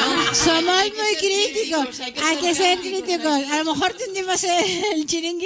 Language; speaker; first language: Spanish; native; Spanish